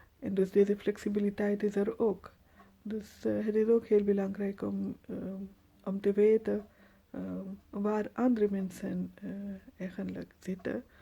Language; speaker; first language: Dutch; non-native, fluent; Urdu